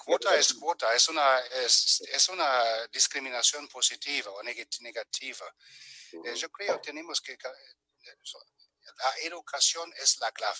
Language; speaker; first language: Spanish; non-native, fluent; German